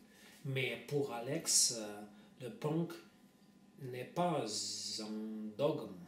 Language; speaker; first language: French; non-native, fluent; Russian